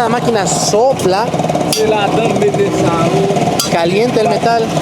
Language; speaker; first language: Spanish; native; Spanish